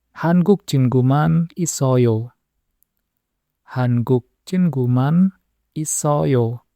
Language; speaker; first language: Korean; non-native, fluent; Indonesian